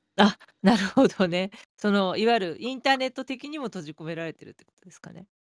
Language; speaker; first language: Japanese; native; Japanese